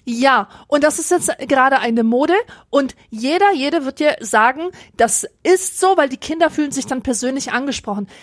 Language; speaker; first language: German; early bilingual, other home language; Polish